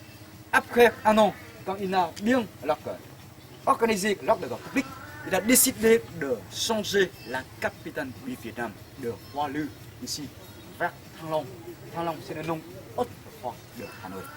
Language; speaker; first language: French; non-native, fluent; Vietnamese